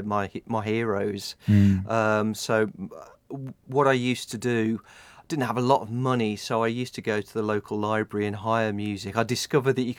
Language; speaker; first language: English; native; English